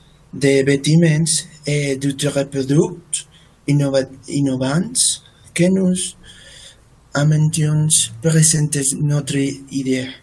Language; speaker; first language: French; non-native, learner; Spanish